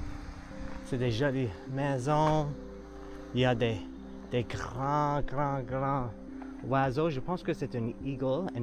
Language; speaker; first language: French; non-native, learner; English